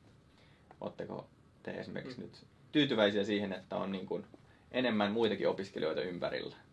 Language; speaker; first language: Finnish; native; Finnish